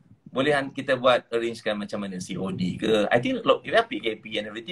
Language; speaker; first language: English; non-native, local second language; Malay